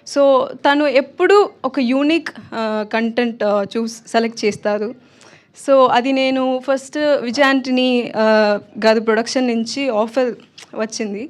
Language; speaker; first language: Telugu; non-native, learner; Tamil